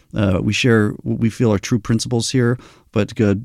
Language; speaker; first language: English; native; English